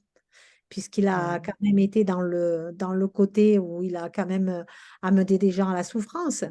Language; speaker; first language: French; native; French